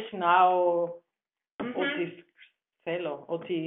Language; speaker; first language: Greek; non-native, learner; German